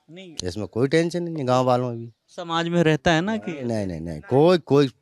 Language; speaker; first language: Hindi; native; Hindi